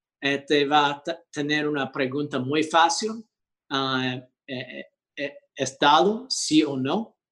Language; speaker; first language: Spanish; early bilingual, heritage; English